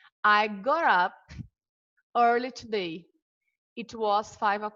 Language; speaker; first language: English; non-native, fluent; Portuguese